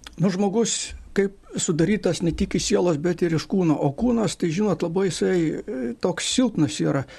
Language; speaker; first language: Lithuanian; native; Lithuanian